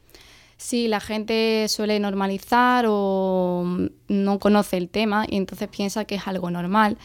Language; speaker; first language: Spanish; native; Spanish